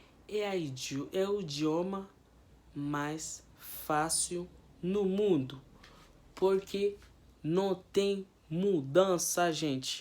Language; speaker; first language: Portuguese; non-native, fluent; Haitian Creole